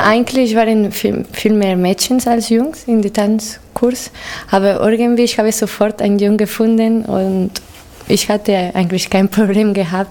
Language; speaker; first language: German; non-native, fluent; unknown